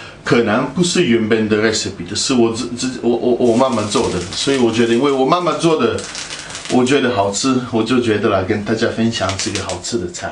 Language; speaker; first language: Chinese; non-native, fluent; Italian